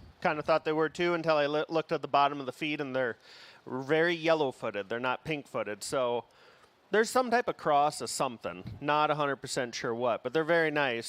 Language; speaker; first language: English; native; English